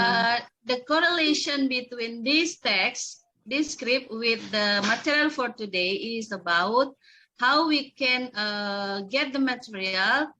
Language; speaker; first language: English; non-native, local second language; Indonesian